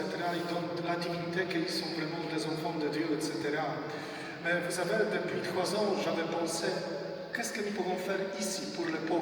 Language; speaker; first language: French; non-native, learner; Polish